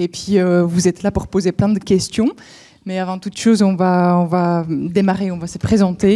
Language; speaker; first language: French; native; French